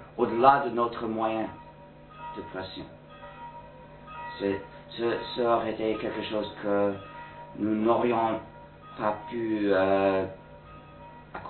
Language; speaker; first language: French; non-native, fluent; English